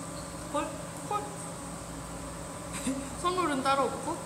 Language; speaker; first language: Korean; non-native, fluent; Thai